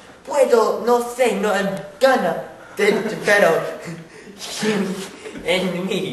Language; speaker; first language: Spanish; non-native, learner; English